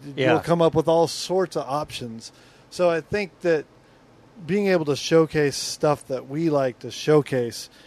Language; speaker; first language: English; native; English